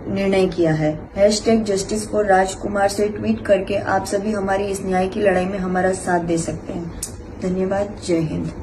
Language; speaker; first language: Hindi; native; Hindi